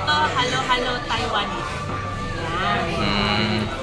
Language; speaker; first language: Filipino; non-native, learner; Chinese